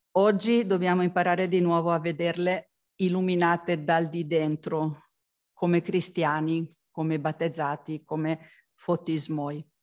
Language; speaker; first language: Italian; non-native, fluent; Slovenian